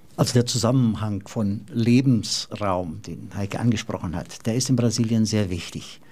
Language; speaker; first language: German; non-native, fluent; Portuguese